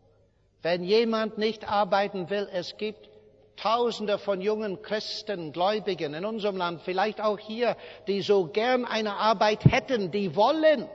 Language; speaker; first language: German; non-native, fluent; English